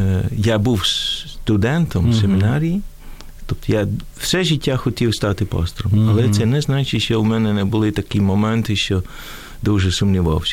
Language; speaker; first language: Ukrainian; non-native, fluent; Dutch